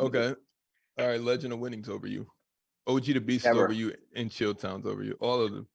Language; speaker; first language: English; native; English